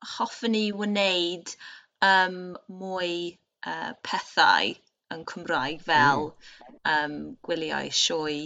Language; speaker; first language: Welsh; non-native, local second language; English